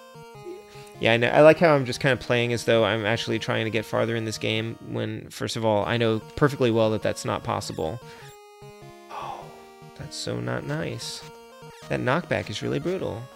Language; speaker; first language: English; native; English